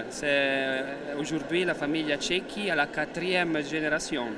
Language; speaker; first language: French; non-native, learner; Italian